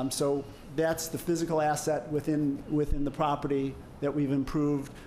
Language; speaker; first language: English; native; English